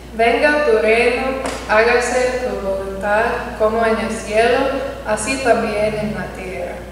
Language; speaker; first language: Spanish; non-native, learner; English